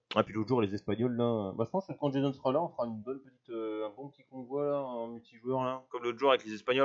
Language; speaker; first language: French; native; French